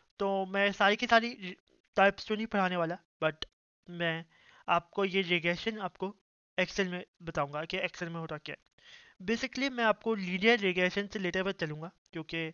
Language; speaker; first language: Hindi; native; Hindi